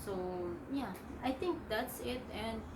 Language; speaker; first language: English; non-native, local second language; Filipino